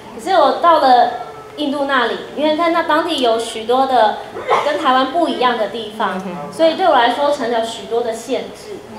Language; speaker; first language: Chinese; native; Chinese